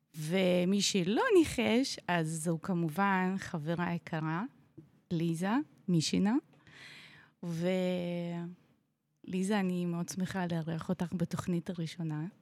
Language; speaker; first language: Hebrew; non-native, fluent; Russian